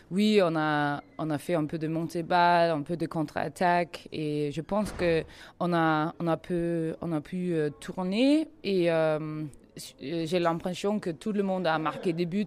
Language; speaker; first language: French; non-native, learner; Danish